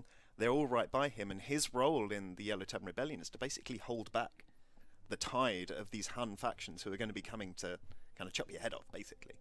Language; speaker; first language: English; native; English